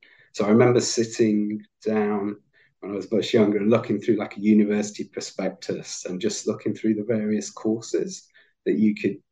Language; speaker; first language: English; native; English